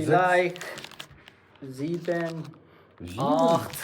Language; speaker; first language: German; non-native, learner; Turkish